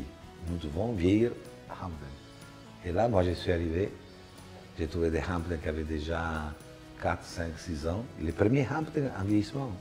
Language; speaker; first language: French; non-native, fluent; Italian